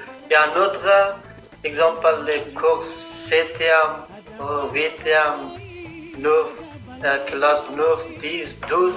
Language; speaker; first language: French; non-native, learner; Persian